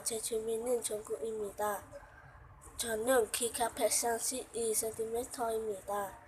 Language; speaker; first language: Korean; non-native, learner; Hmong